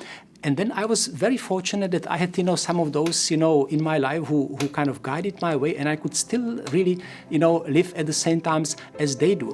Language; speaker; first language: English; non-native, fluent; Czech